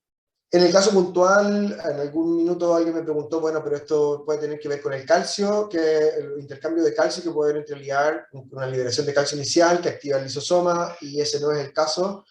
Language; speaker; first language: Spanish; native; Spanish